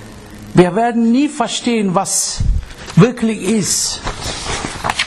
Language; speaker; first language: German; non-native, learner; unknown